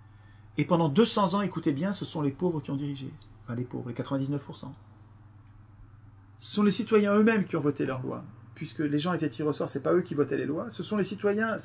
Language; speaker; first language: French; native; French